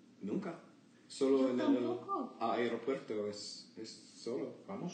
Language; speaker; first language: Spanish; non-native, learner; English